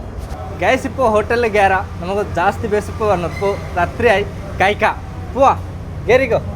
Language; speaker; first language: Malayalam; non-native, learner; Bangla